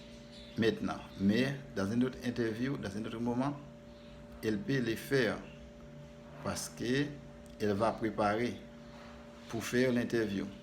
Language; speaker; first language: French; non-native, learner; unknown